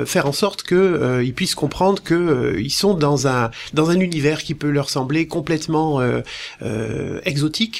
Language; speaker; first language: French; native; French